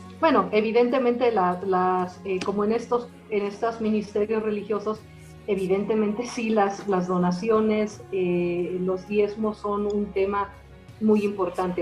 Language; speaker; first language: Spanish; native; Spanish